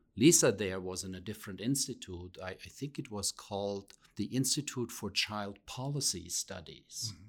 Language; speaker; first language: English; non-native, fluent; German